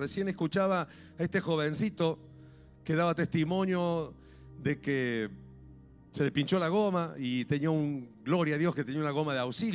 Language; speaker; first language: Spanish; native; Spanish